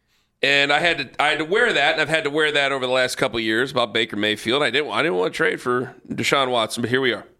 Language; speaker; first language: English; native; English